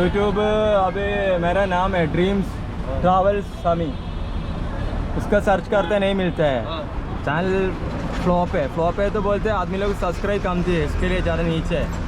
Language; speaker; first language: Hindi; non-native, local second language; Malayalam